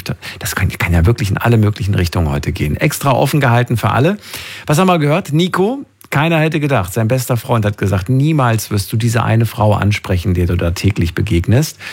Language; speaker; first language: German; native; German